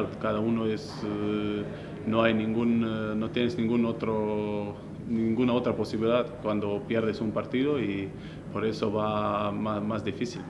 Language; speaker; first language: Spanish; non-native, fluent; Slovenian